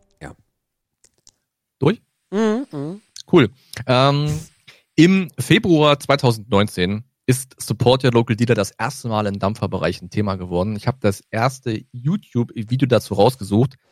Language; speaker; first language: German; native; German